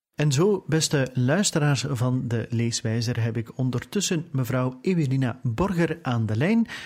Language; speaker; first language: Dutch; native; Dutch